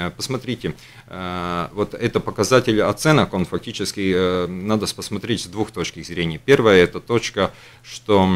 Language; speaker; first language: Russian; non-native, local second language; Latvian